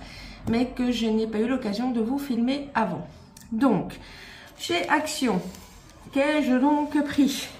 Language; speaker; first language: French; native; French